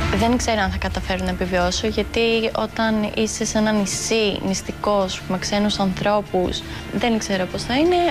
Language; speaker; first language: Greek; native; Greek